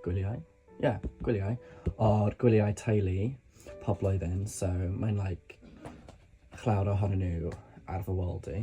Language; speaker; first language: Welsh; non-native, local second language; English